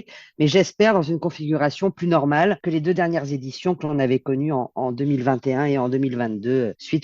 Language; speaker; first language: French; native; French